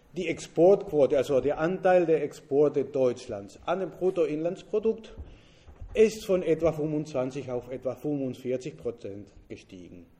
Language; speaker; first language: German; non-native, fluent; Spanish